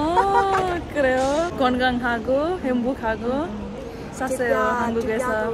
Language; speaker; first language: Korean; non-native, learner; Nepali